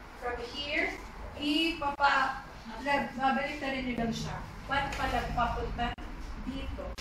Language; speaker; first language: Filipino; native; Filipino